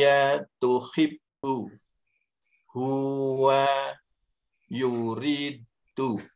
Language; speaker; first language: Arabic; non-native, fluent; Indonesian